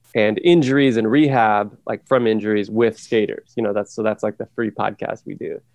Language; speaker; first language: English; native; English